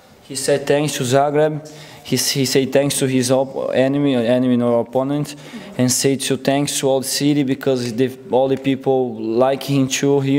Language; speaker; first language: English; non-native, learner; Portuguese